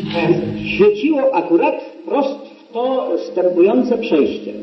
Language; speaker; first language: Polish; native; Polish